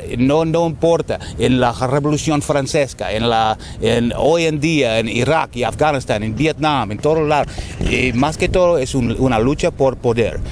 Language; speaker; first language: Spanish; non-native, fluent; English